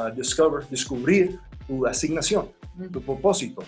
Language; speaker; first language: Spanish; early bilingual, heritage; Spanish